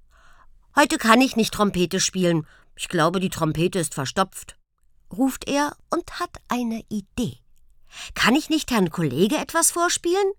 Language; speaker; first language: German; native; German